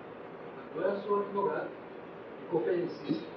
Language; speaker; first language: Portuguese; native; Portuguese